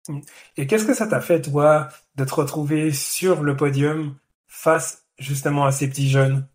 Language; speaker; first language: French; native; French